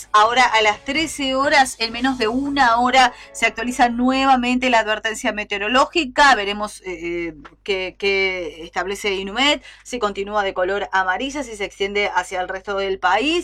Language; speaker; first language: Spanish; native; Spanish